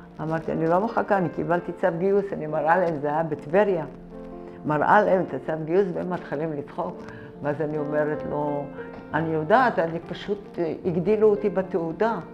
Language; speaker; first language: Hebrew; early bilingual, other home language; Arabic